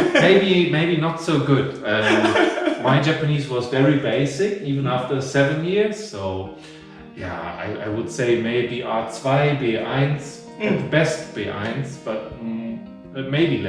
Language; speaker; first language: English; non-native, fluent; German